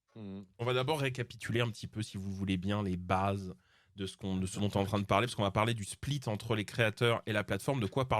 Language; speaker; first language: French; native; French